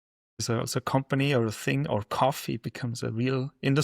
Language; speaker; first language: English; non-native, fluent; German